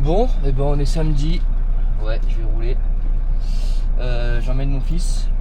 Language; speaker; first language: French; native; French